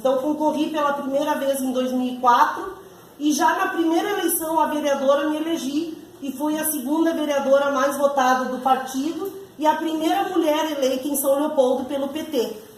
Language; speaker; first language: Portuguese; early bilingual, other home language; Spanish